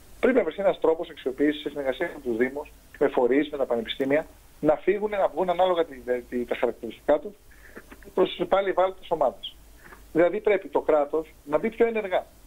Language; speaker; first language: Greek; native; Greek